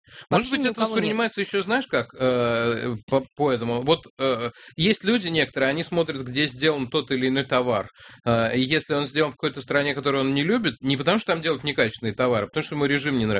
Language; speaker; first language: Russian; native; Russian